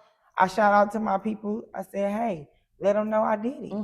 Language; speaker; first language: English; native; English